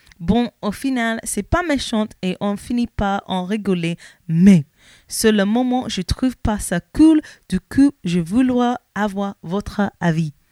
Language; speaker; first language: French; non-native, learner; English